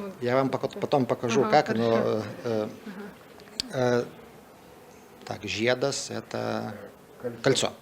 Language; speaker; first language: Russian; non-native, fluent; Lithuanian